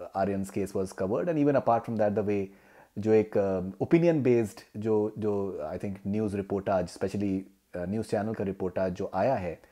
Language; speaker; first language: Hindi; native; Hindi